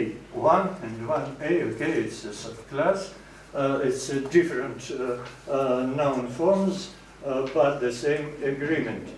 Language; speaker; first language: English; non-native, fluent; Russian